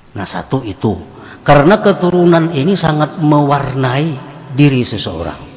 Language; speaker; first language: Indonesian; non-native, local second language; Banjar